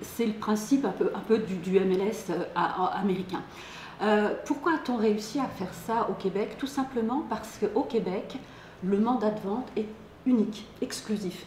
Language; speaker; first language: French; native; French